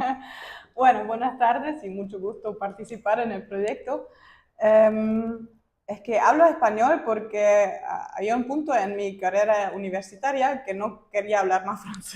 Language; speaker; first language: Spanish; non-native, fluent; German